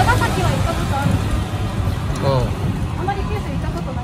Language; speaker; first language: Japanese; native; Japanese